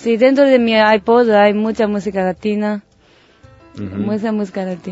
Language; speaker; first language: Spanish; non-native, learner; Japanese